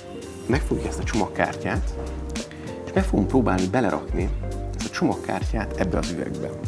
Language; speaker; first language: Hungarian; native; Hungarian